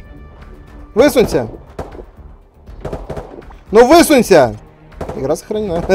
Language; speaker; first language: Russian; native; Russian